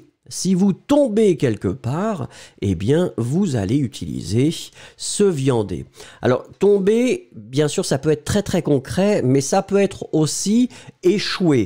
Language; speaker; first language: French; native; French